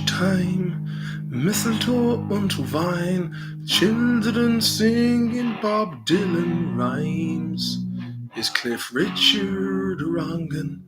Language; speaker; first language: English; native; English